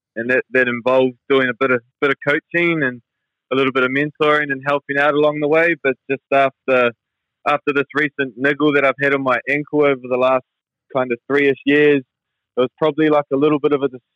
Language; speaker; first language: English; native; English